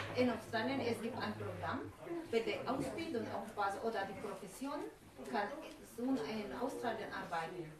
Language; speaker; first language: German; non-native, learner; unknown